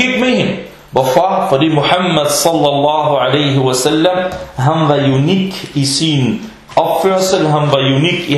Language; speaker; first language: Danish; non-native, fluent; Arabic